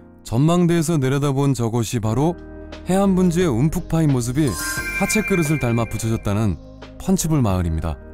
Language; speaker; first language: Korean; native; Korean